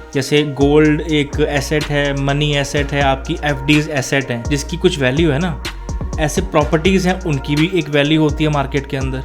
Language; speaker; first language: Hindi; non-native, local second language; Punjabi